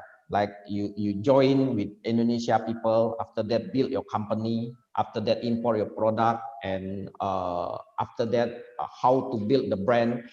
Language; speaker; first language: English; non-native, fluent; Indonesian